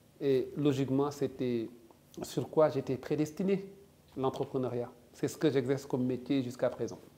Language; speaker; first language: French; non-native, local second language; Wolof